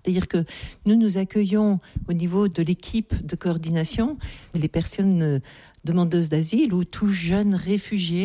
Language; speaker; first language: French; native; French